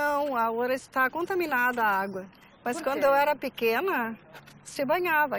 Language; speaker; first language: Portuguese; early bilingual, other home language; Galician